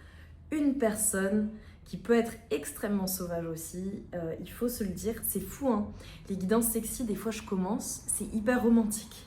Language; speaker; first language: French; native; French